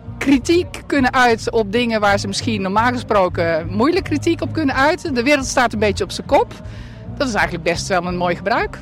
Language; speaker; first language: Dutch; native; Dutch